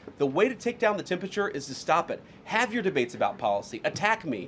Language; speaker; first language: English; native; English